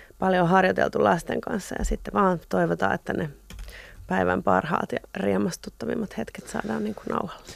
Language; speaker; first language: Finnish; native; Finnish